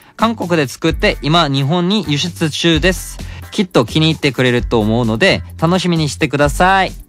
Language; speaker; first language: Japanese; non-native, fluent; Korean